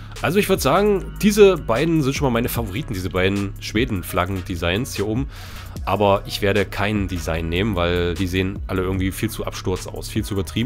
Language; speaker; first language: German; native; German